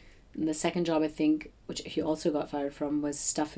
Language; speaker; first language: English; non-native, local second language; Bangla